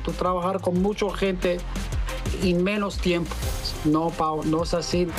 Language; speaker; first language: Spanish; non-native, learner; English